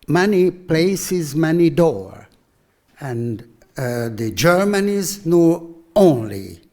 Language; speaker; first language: English; non-native, learner; Hungarian